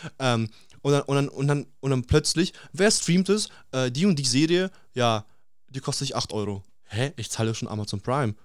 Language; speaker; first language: German; early bilingual, other home language; Russian